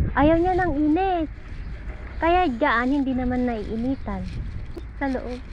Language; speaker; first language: Filipino; native; Filipino